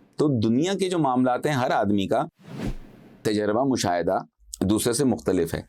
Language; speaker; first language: Urdu; native; Urdu